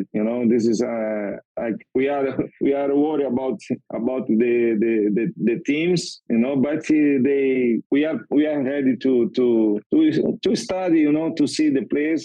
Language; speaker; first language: English; non-native, learner; Portuguese